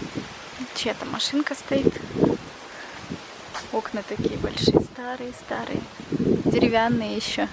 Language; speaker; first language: Russian; native; Russian